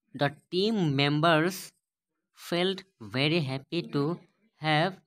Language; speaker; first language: English; non-native, local second language; Assamese